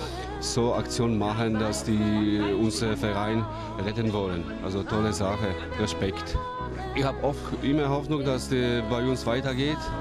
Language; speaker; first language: German; non-native, learner; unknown